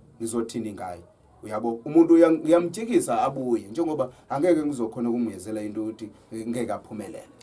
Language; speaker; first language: Zulu; native; Zulu